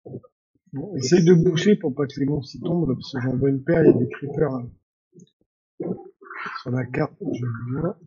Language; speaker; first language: French; native; French